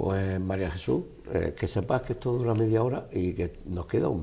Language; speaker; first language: Spanish; native; Spanish